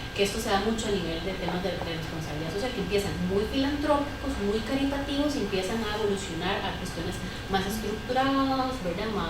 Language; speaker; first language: Spanish; native; Spanish